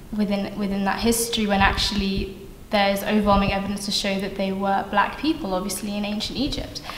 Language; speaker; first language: English; native; English